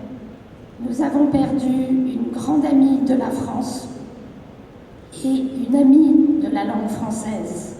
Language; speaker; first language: French; native; French